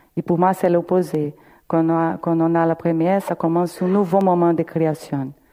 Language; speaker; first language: French; non-native, fluent; Portuguese